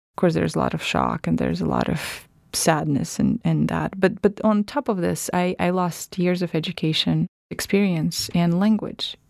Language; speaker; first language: English; non-native, fluent; Russian